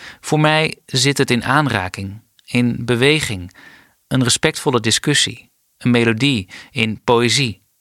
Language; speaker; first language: Dutch; native; Dutch